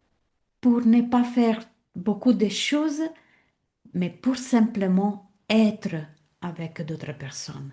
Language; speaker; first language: French; non-native, fluent; Italian